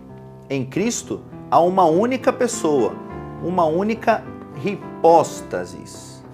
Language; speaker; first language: Portuguese; native; Portuguese